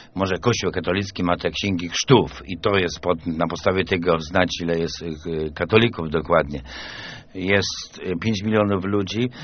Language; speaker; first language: Polish; native; Polish